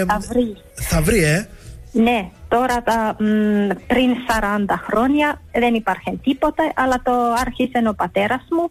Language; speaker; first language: Greek; early bilingual, heritage; Finnish